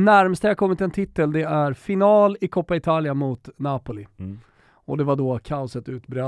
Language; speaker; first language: Swedish; native; Swedish